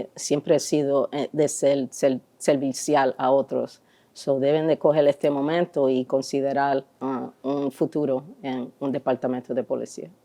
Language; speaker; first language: Spanish; early bilingual, heritage; Spanish